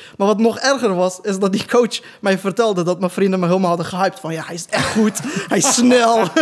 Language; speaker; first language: Dutch; early bilingual, other home language; Turkish